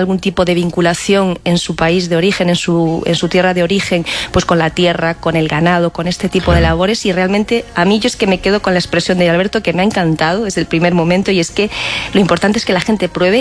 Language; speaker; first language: Spanish; native; Spanish